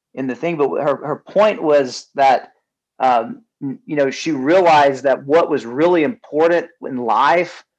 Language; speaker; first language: English; native; English